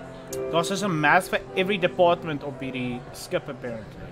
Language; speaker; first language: English; non-native, local second language; Afrikaans